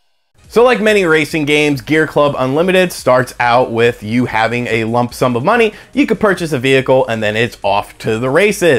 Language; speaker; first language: English; native; English